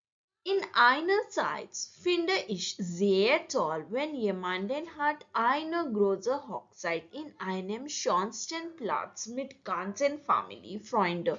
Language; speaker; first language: German; non-native, learner; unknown